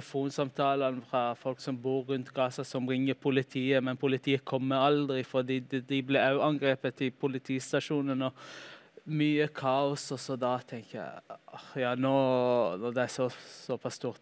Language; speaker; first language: Norwegian; early bilingual, heritage; Norwegian